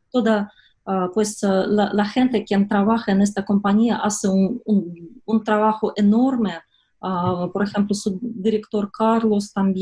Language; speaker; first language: Spanish; non-native, fluent; Russian